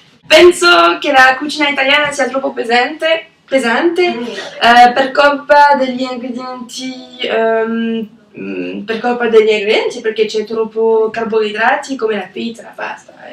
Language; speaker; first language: Italian; non-native, learner; French